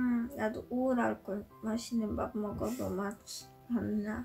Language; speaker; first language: Korean; non-native, learner; Polish